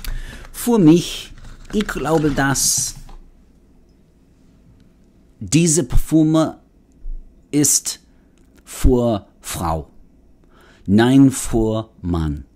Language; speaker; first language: German; non-native, learner; English